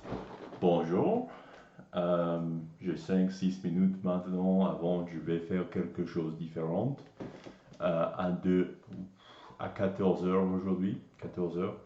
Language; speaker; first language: French; non-native, learner; English